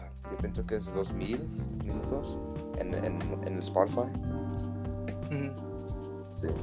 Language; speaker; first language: Spanish; early bilingual, heritage; Spanish